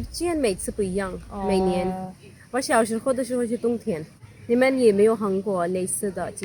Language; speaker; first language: Chinese; non-native, fluent; Urdu